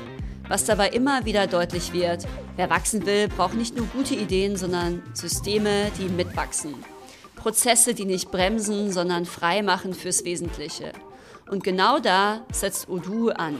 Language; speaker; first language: German; native; German